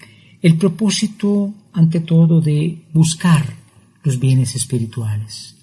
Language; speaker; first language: Spanish; native; Spanish